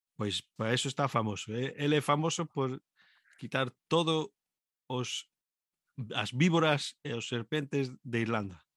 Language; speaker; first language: Galician; non-native, local second language; Spanish